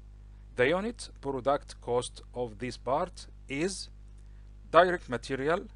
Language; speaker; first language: English; non-native, local second language; Arabic